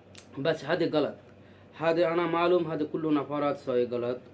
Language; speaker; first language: Arabic; non-native, learner; Bangla